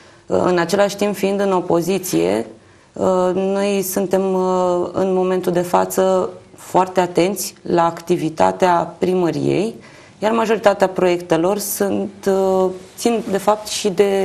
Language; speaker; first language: Romanian; native; Romanian